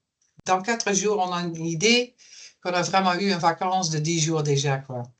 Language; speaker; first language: French; non-native, fluent; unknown